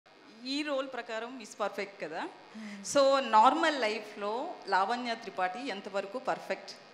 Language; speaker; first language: Telugu; native; Telugu